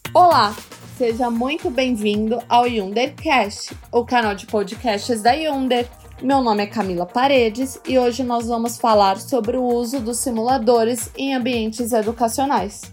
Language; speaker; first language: Portuguese; native; Portuguese